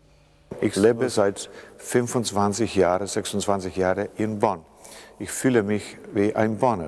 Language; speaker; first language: German; non-native, fluent; Greek